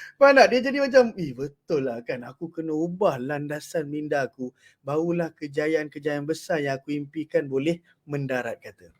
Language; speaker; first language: Malay; native; Malay